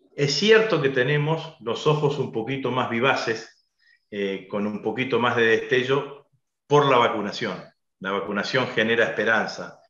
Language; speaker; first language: Spanish; native; Spanish